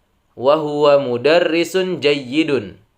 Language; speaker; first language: Arabic; non-native, fluent; Indonesian